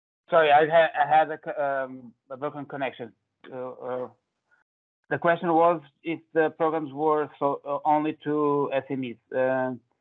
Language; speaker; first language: English; non-native, fluent; Portuguese